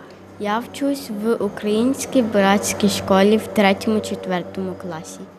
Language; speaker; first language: Ukrainian; early bilingual, heritage; Ukrainian